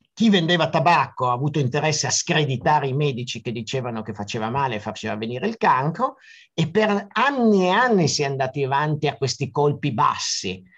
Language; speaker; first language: Italian; native; Italian